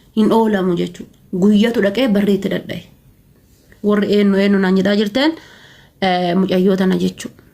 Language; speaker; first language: Oromo; native; Oromo